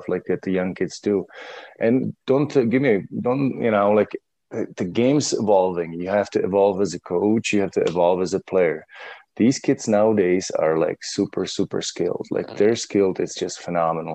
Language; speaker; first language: English; non-native, fluent; Czech